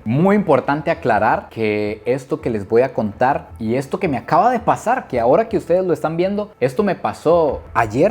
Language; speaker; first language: Spanish; native; Spanish